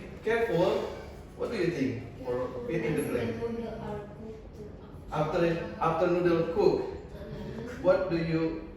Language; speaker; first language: English; non-native, learner; Indonesian